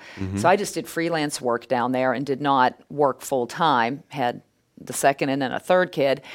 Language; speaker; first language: English; native; English